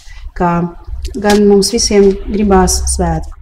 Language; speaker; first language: Latvian; early bilingual, heritage; Latvian